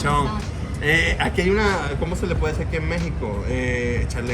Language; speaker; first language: Spanish; native; Spanish